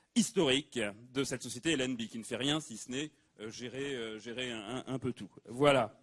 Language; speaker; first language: French; native; French